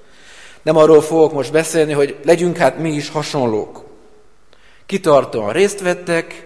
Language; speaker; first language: Hungarian; native; Hungarian